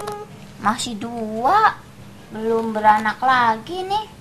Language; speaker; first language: Indonesian; native; Indonesian